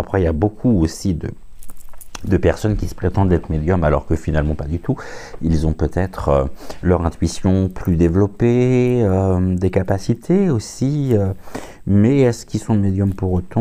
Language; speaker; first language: French; native; French